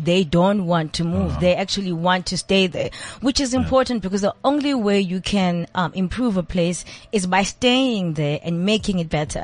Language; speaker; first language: English; non-native, local second language; Zulu